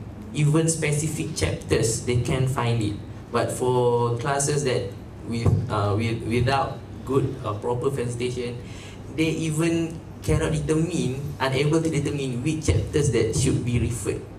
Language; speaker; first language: English; non-native, local second language; Malay